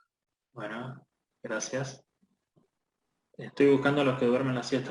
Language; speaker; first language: Spanish; native; Spanish